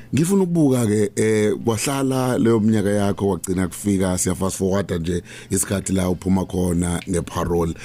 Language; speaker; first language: Zulu; native; Zulu